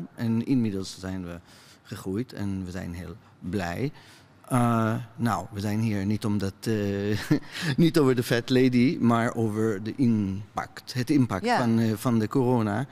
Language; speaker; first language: Dutch; non-native, fluent; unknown